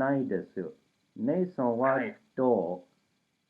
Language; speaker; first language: Japanese; non-native, learner; English